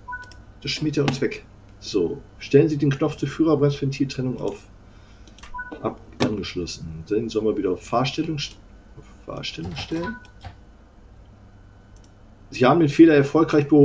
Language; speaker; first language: German; native; German